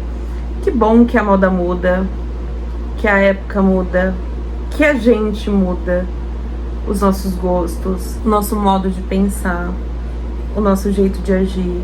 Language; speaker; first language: Portuguese; native; Portuguese